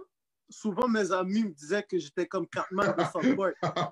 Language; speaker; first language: French; native; French